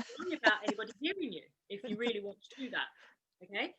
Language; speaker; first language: English; native; English